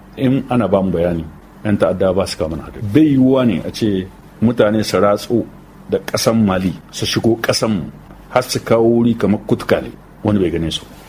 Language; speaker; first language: Hausa; native; Hausa